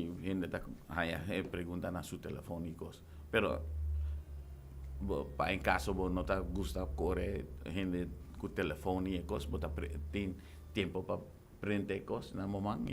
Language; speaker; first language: Spanish; non-native, local second language; Papiamento